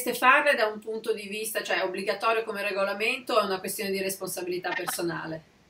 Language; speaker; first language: Italian; native; Italian